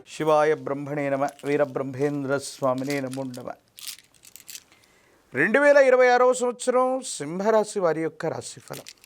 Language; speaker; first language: Telugu; native; Telugu